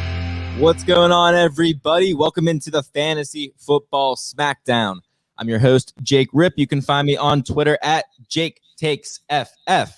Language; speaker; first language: English; native; English